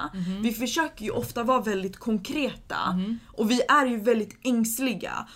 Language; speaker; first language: Swedish; early bilingual, other home language; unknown